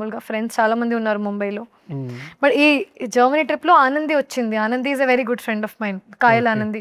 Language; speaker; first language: Telugu; non-native, learner; Hindi